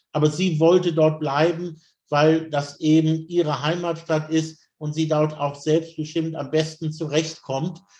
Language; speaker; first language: German; native; German